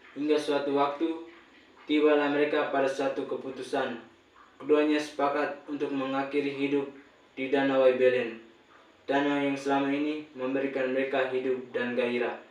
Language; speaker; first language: Indonesian; non-native, local second language; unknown